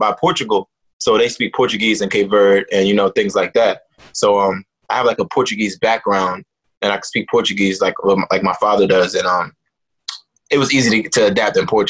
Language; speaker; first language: English; native; English